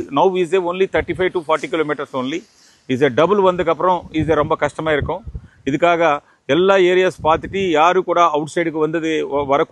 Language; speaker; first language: Tamil; non-native, local second language; Telugu